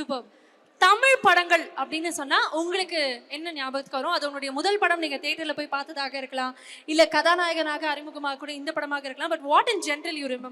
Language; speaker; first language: Tamil; native; Tamil